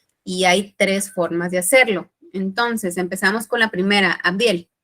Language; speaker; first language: Spanish; native; Spanish